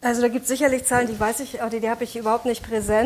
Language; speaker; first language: German; native; German